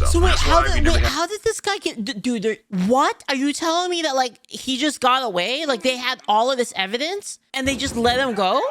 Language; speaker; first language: English; native; English